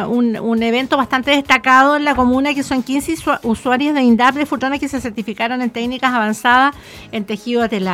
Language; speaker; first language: Spanish; native; Spanish